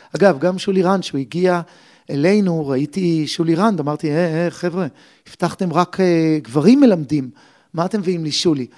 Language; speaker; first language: Hebrew; native; Hebrew